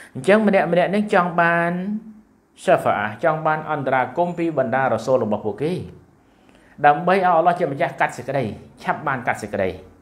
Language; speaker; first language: Khmer; non-native, local second language; Western Cham